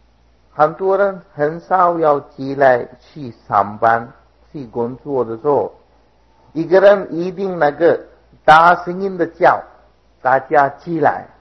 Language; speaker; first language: Chinese; non-native, fluent; Sinhala